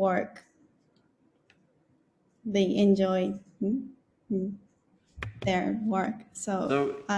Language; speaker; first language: English; non-native, learner; Japanese